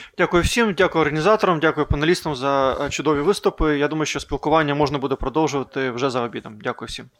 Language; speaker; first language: Ukrainian; native; Ukrainian